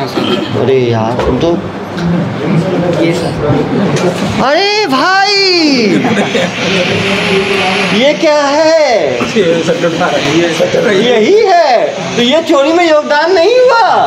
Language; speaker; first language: Hindi; native; Hindi